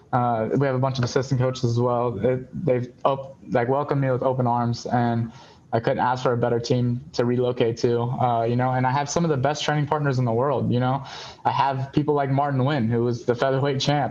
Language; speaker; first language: English; native; English